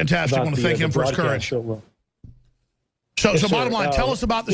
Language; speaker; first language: English; native; English